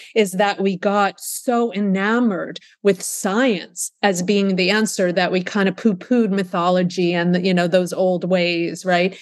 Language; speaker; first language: English; early bilingual, other home language; Russian